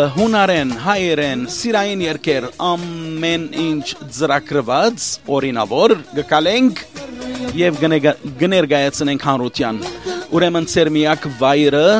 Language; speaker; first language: Armenian; early bilingual, heritage; Armenian